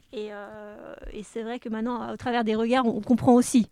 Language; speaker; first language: French; native; French